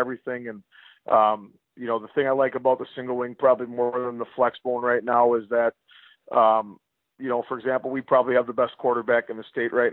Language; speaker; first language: English; native; English